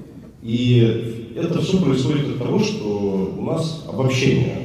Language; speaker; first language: Russian; native; Russian